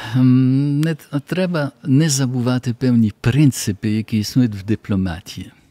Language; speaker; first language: Ukrainian; early bilingual, heritage; Ukrainian